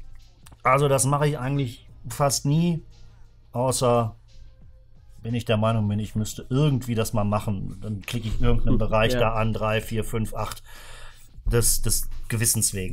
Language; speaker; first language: German; native; German